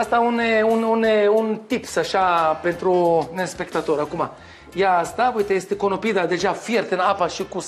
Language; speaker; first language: Romanian; non-native, learner; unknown